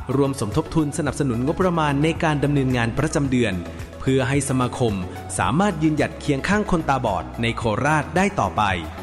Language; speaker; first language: Thai; native; Thai